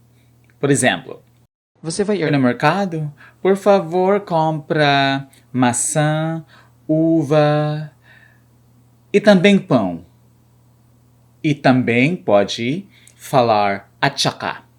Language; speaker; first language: Portuguese; non-native, fluent; Filipino